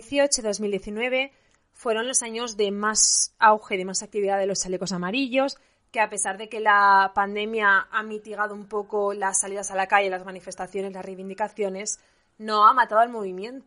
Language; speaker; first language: Spanish; native; Spanish